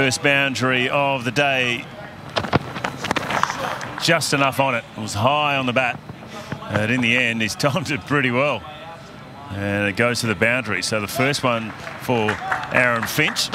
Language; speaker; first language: English; native; English